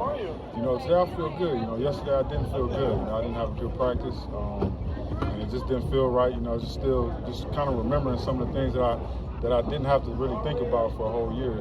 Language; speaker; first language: English; native; English